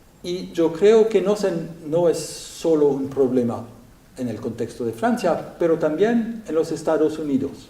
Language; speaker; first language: Spanish; non-native, learner; French